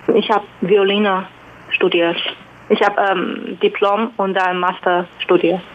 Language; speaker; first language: German; non-native, fluent; Chinese